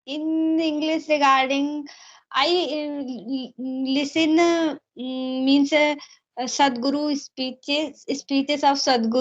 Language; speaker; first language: English; non-native, learner; Hindi